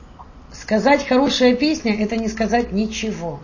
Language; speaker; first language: Russian; native; Russian